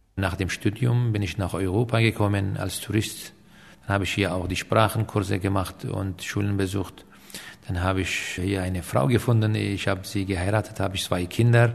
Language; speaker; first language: German; non-native, fluent; Aramaic